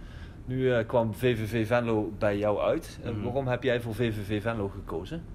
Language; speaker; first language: Dutch; native; Dutch